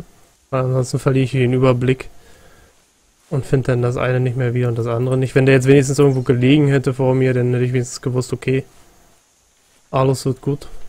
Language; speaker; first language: German; native; German